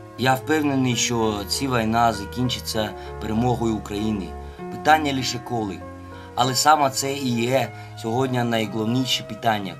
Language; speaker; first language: Ukrainian; non-native, fluent; Russian